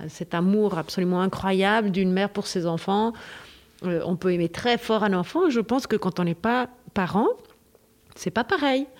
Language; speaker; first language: French; non-native, fluent; Spanish